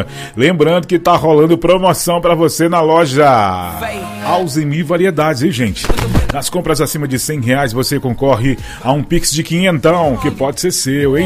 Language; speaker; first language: Portuguese; native; Portuguese